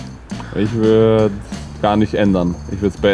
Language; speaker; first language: German; native; German